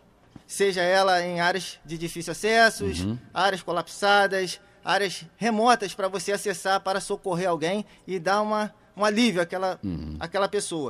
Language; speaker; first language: Portuguese; native; Portuguese